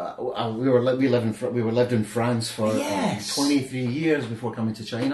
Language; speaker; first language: English; native; English